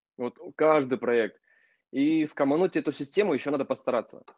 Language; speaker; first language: Russian; native; Russian